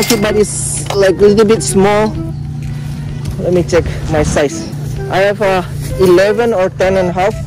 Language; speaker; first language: English; non-native, learner; Indonesian